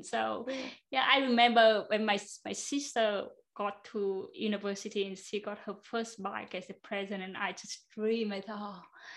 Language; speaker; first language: English; non-native, fluent; Vietnamese